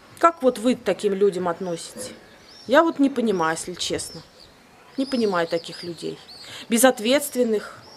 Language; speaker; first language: Russian; native; Russian